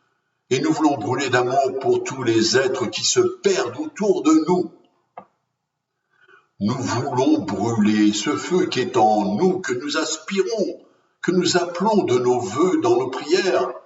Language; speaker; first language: French; native; French